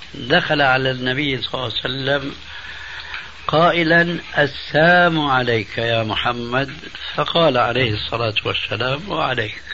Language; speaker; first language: Arabic; early bilingual, other home language; Albanian